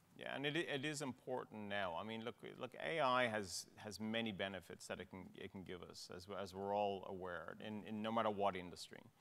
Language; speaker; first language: English; native; English